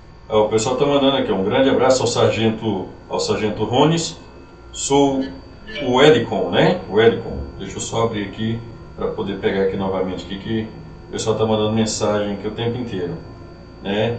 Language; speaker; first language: Portuguese; native; Portuguese